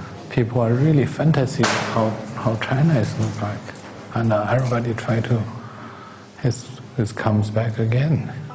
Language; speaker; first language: English; non-native, fluent; Chinese